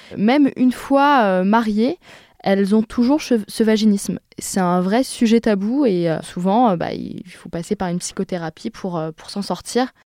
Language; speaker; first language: French; native; French